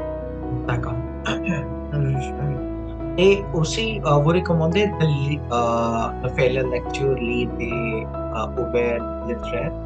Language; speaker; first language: French; non-native, fluent; Punjabi